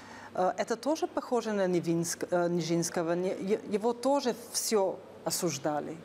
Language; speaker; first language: Russian; non-native, fluent; Slovenian